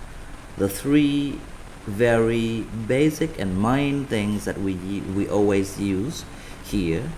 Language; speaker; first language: English; non-native, fluent; Vietnamese